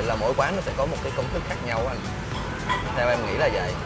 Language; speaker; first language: Vietnamese; native; Vietnamese